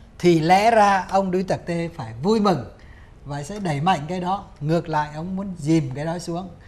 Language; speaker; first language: Vietnamese; native; Vietnamese